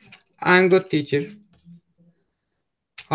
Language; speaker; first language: English; non-native, learner; Turkish